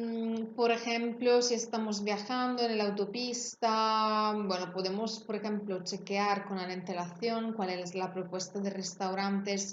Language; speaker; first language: Spanish; non-native, fluent; Italian